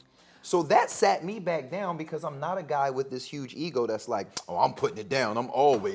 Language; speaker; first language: English; native; English